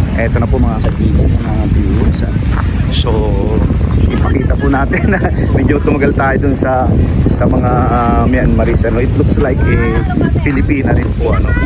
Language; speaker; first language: Filipino; non-native, local second language; Bikol